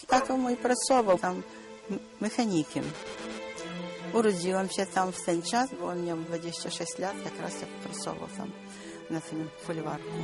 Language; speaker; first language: Polish; early bilingual, heritage; Polish